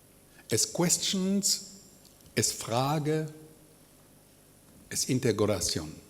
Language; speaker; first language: Spanish; non-native, learner; German